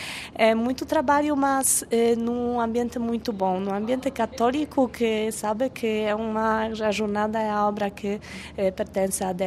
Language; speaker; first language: Portuguese; non-native, fluent; Polish